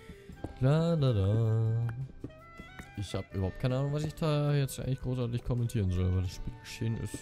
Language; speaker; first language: German; native; German